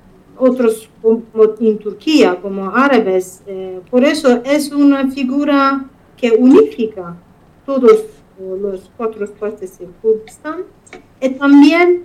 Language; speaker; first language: Spanish; non-native, fluent; Kurdish